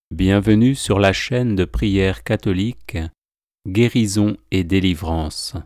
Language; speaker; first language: French; native; French